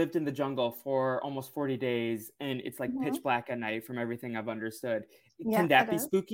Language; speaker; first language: English; native; English